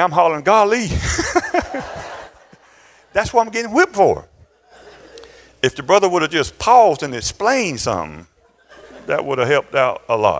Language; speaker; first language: English; native; English